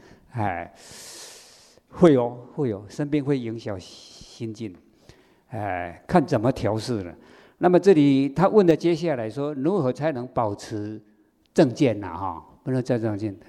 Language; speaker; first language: Chinese; native; Chinese